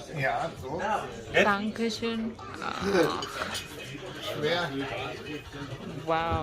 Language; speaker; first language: German; non-native, learner; Thai